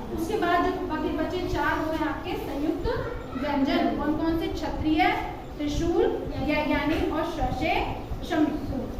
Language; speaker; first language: Hindi; native; Hindi